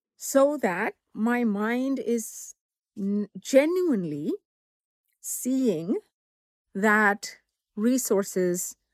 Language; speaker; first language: English; non-native, local second language; Tamil